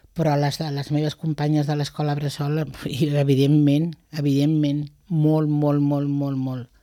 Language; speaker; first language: Catalan; non-native, local second language; Spanish